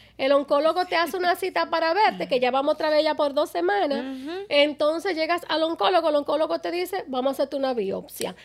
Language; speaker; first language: Spanish; early bilingual, other home language; English